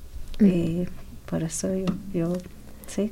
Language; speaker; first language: Spanish; early bilingual, heritage; Spanish